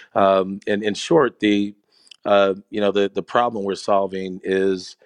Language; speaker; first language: English; native; English